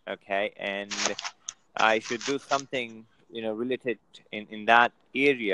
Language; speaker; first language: English; non-native, local second language; Gujarati